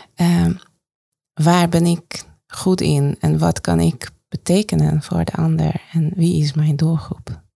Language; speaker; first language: Dutch; non-native, fluent; Hungarian